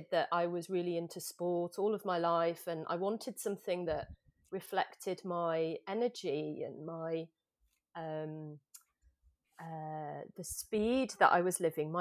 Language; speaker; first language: English; native; English